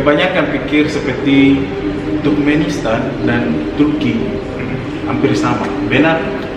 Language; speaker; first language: Indonesian; non-native, fluent; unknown